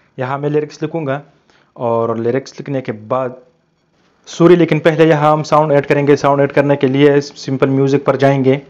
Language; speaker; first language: Urdu; non-native, local second language; Pashto